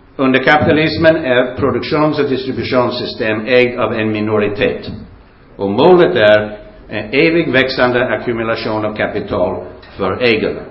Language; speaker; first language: Swedish; non-native, fluent; English